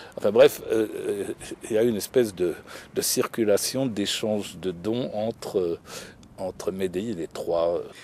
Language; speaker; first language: French; native; French